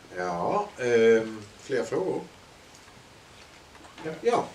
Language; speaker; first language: Swedish; native; Swedish